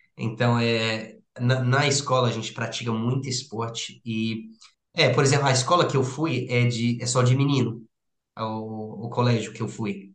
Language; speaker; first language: Portuguese; non-native, fluent; English